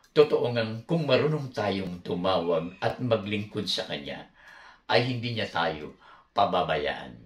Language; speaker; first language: Filipino; native; Filipino